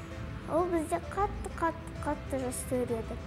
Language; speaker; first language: Kazakh; non-native, local second language; Russian